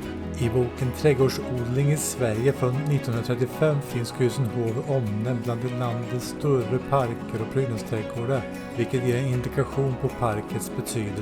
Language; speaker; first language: Swedish; native; Swedish